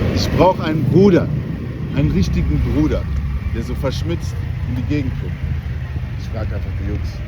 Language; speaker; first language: German; native; German